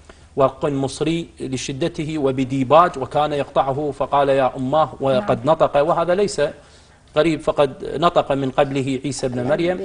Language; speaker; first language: Arabic; native; Arabic